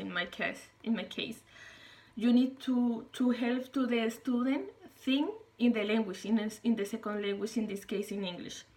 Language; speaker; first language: English; non-native, learner; Spanish